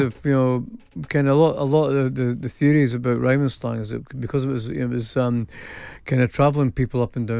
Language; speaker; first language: English; native; English